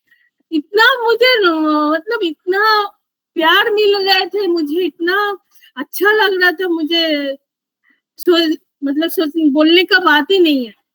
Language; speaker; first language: Hindi; non-native, local second language; Bangla